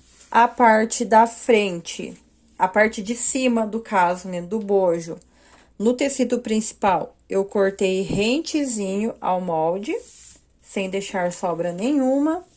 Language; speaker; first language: Portuguese; native; Portuguese